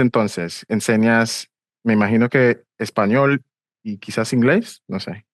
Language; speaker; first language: Spanish; non-native, fluent; English